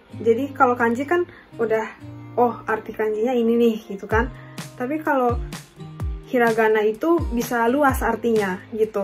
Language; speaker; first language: Indonesian; non-native, fluent; Japanese